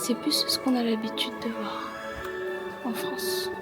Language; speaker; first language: French; native; French